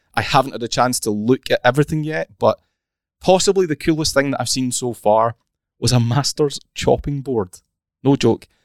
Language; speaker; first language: English; native; English